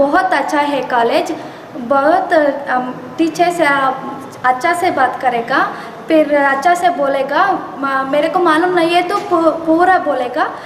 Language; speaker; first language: Hindi; non-native, local second language; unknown